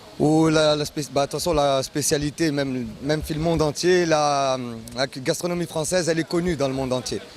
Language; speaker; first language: French; early bilingual, other home language; Arabic